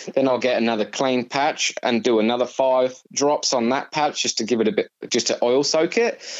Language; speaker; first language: English; native; English